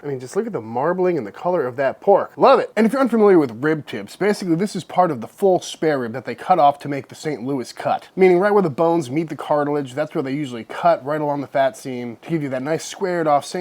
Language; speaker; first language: English; native; English